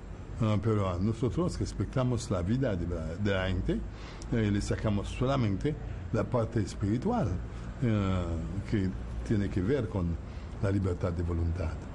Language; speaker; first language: Spanish; non-native, fluent; Haitian Creole